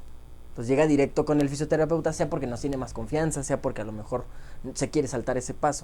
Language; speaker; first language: Spanish; native; Spanish